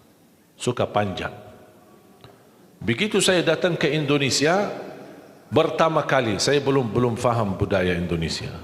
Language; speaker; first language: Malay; non-native, fluent; Arabic